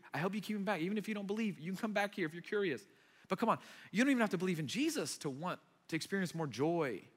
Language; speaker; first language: English; early bilingual, other home language; Arabic